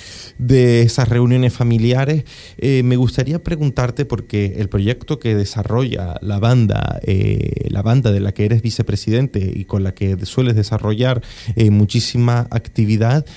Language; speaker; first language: Spanish; native; Spanish